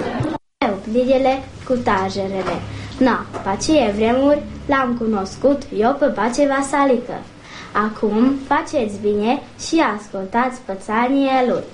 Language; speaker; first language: Romanian; early bilingual, heritage; Romanian